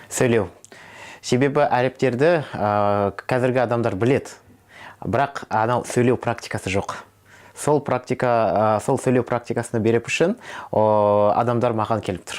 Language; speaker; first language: Kazakh; non-native, local second language; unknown